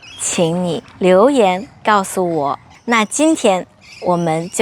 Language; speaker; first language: Chinese; non-native, fluent; English